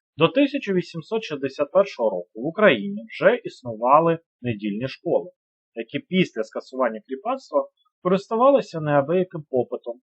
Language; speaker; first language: Ukrainian; native; Ukrainian